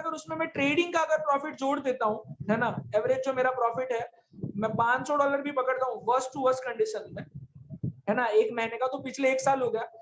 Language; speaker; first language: Hindi; native; Hindi